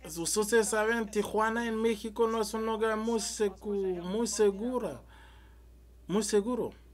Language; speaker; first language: Spanish; non-native, learner; French